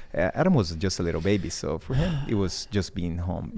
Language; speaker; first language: English; non-native, fluent; Portuguese